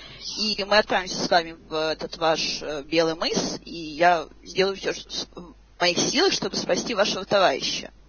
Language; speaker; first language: Russian; native; Russian